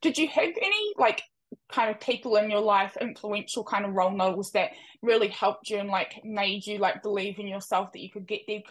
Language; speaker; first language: English; native; English